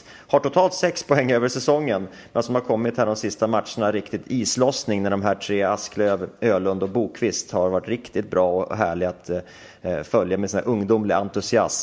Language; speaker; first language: Swedish; native; Swedish